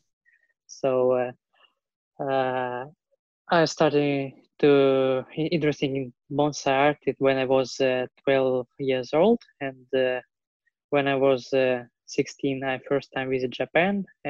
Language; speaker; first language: English; non-native, learner; Russian